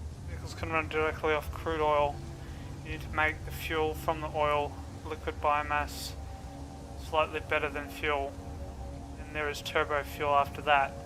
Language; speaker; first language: English; native; English